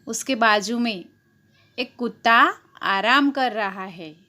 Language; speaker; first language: Hindi; non-native, local second language; Gujarati